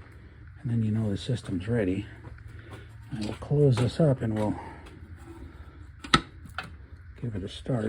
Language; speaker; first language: English; native; English